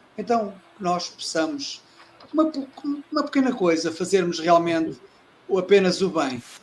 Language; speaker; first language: Portuguese; native; Portuguese